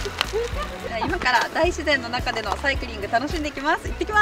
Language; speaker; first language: Japanese; native; Japanese